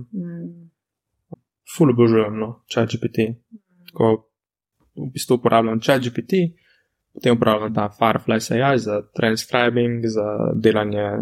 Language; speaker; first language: Slovenian; native; Slovenian